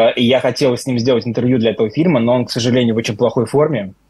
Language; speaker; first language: Russian; native; Russian